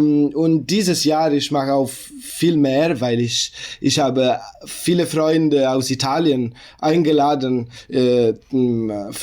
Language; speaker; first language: German; non-native, learner; Italian